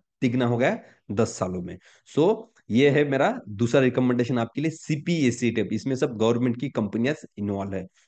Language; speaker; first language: Hindi; non-native, local second language; Marathi